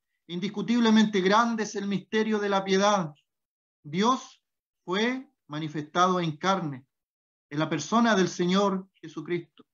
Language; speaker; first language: Spanish; native; Spanish